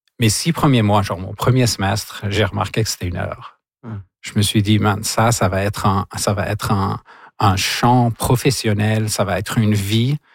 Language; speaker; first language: French; non-native, local second language; Arabic